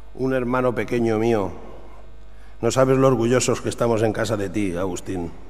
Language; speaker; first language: Spanish; native; Spanish